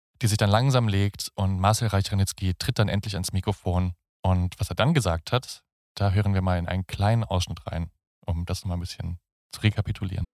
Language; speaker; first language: German; native; German